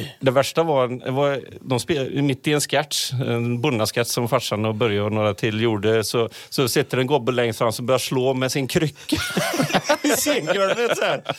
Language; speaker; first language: Swedish; native; Swedish